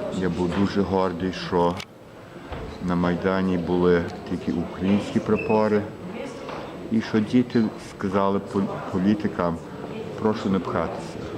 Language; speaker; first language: Ukrainian; early bilingual, heritage; Ukrainian